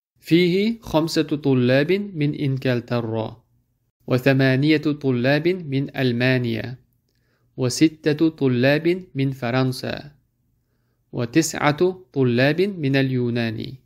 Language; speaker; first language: Arabic; non-native, fluent; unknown